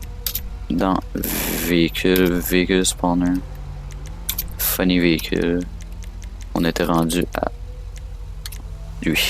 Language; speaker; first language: French; native; French